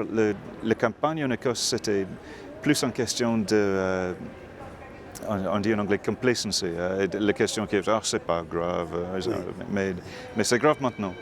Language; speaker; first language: French; non-native, fluent; English